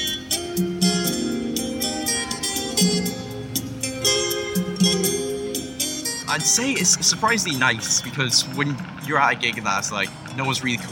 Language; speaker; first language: English; native; English